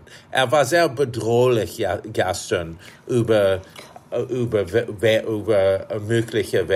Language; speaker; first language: German; non-native, fluent; English